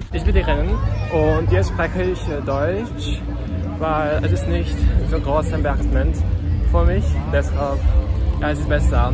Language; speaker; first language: German; non-native, learner; Serbian